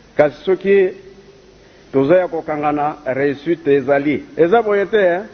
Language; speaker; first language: Lingala; non-native, local second language; Kongo